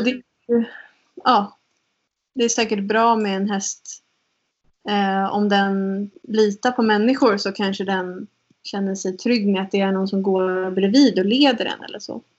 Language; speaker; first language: Swedish; native; Swedish